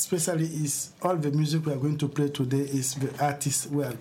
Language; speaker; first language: English; non-native, learner; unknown